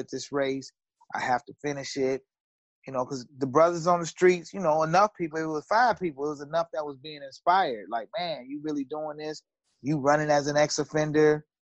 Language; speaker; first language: English; native; English